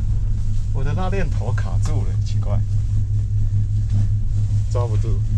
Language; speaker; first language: Chinese; native; Chinese